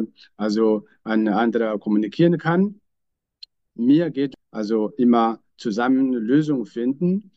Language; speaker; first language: German; non-native, fluent; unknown